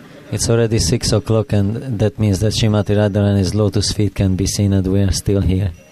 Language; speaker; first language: English; non-native, fluent; Hungarian